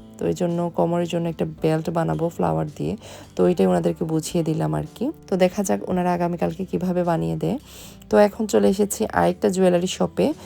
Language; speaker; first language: Bangla; native; Bangla